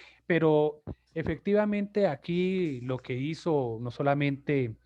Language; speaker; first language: Spanish; native; Spanish